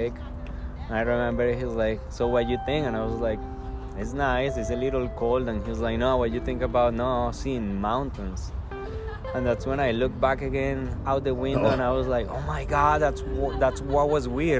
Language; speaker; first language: English; non-native, fluent; Spanish